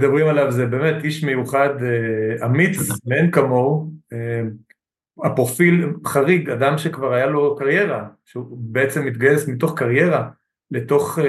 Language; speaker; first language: Hebrew; native; Hebrew